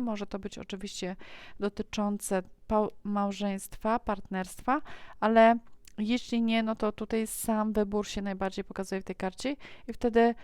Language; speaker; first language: Polish; native; Polish